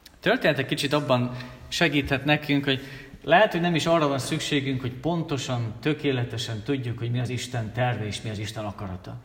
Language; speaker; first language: Hungarian; native; Hungarian